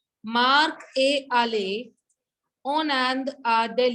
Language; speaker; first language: French; non-native, fluent; Hindi